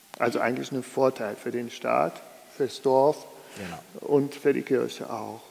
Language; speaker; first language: German; native; German